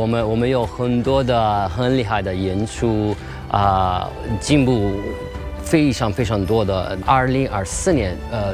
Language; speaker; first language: Chinese; non-native, learner; Italian